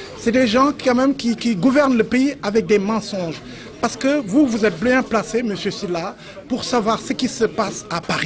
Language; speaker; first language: French; non-native, local second language; Wolof